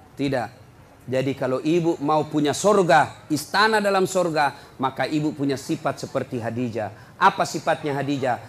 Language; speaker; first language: Indonesian; non-native, local second language; Buginese